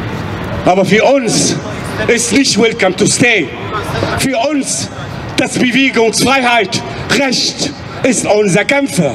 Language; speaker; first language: German; non-native, fluent; Arabic